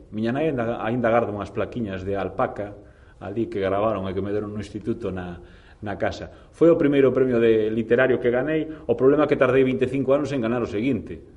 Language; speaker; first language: Galician; non-native, local second language; Spanish